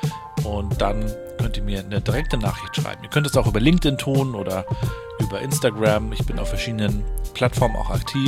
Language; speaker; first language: German; native; German